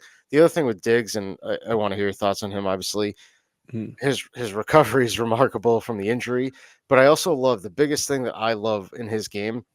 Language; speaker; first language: English; native; English